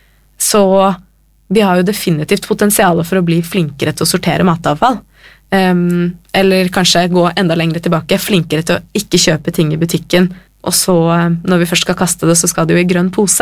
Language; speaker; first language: Norwegian; native; Norwegian